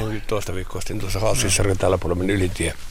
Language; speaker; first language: Finnish; native; Finnish